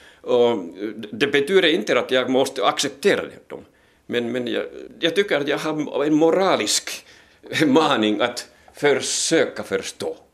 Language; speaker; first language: Swedish; non-native, local second language; Finnish